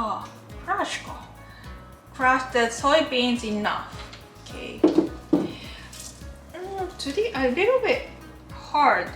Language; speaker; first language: English; non-native, learner; Japanese